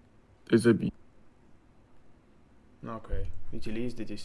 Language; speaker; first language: French; non-native, learner; Russian